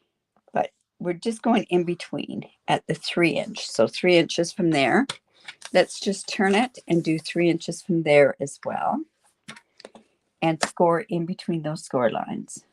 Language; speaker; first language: English; native; English